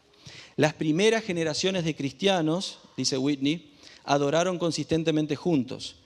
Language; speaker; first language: Spanish; native; Spanish